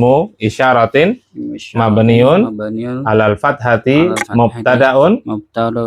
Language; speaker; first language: Arabic; non-native, fluent; Indonesian